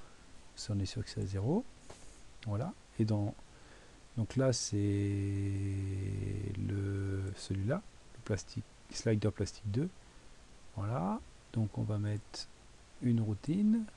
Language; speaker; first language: French; native; French